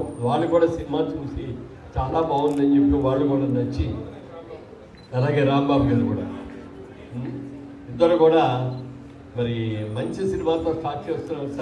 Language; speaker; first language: Telugu; native; Telugu